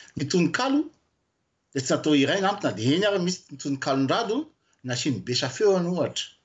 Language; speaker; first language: Malagasy; non-native, local second language; French